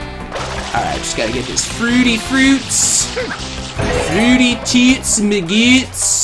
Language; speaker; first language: English; native; English